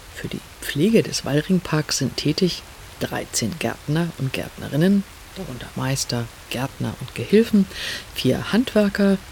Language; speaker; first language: German; native; German